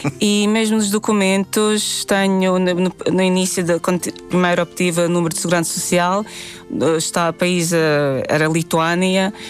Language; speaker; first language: Portuguese; non-native, fluent; Latvian